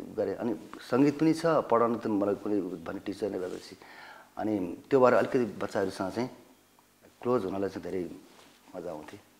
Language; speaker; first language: Nepali; native; Nepali